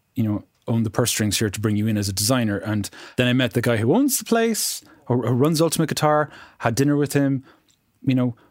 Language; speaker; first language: English; native; English